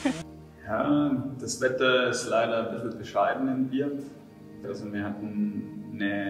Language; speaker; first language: German; native; German